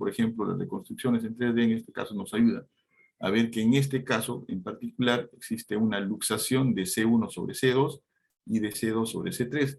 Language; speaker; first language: Spanish; native; Spanish